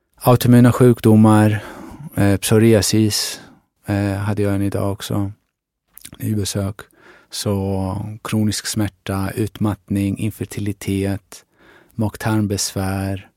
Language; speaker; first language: Swedish; early bilingual, other home language; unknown